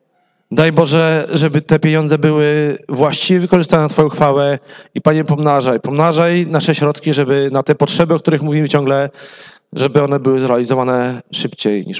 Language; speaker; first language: Polish; native; Polish